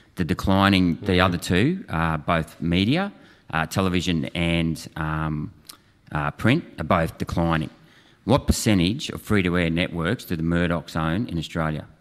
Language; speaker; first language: English; native; English